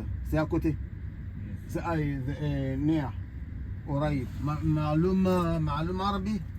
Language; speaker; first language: Arabic; non-native, learner; French